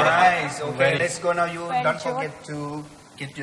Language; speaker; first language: English; non-native, learner; Thai